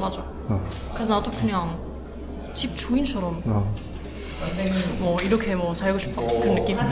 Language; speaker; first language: Korean; non-native, fluent; German